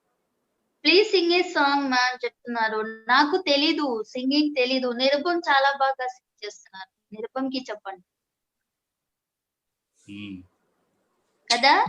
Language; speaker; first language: Telugu; non-native, learner; Malayalam